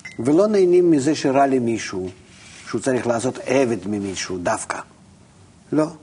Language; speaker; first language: Hebrew; non-native, fluent; Russian